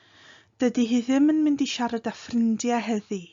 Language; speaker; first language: Welsh; non-native, fluent; English